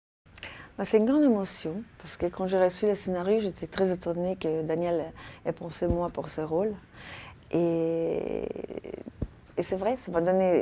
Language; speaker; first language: French; non-native, fluent; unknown